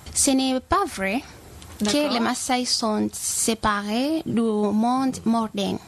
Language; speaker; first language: French; non-native, learner; Masai